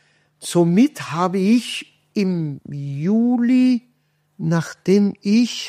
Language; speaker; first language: German; non-native, fluent; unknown